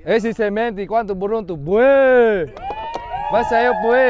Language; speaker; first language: Portuguese; non-native, learner; Vietnamese